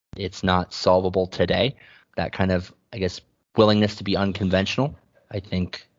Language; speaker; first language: English; native; English